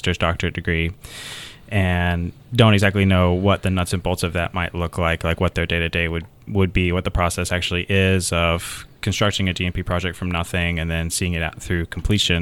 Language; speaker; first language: English; native; English